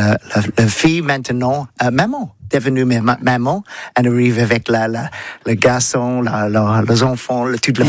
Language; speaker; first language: French; non-native, learner; English